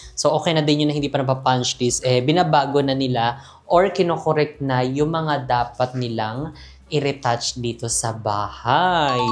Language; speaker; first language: Filipino; non-native, local second language; Cebuano